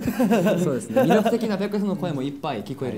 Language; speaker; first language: Japanese; non-native, fluent; Korean